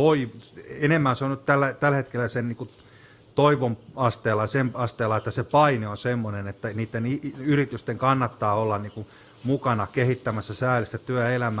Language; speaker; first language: Finnish; native; Finnish